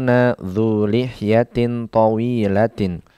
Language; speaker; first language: Arabic; non-native, fluent; Indonesian